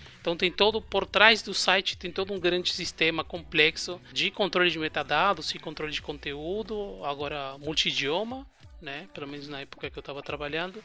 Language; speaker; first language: Portuguese; non-native, fluent; Spanish